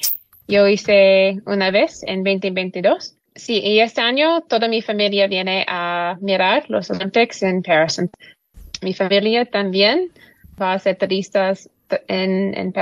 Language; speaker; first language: Spanish; non-native, learner; English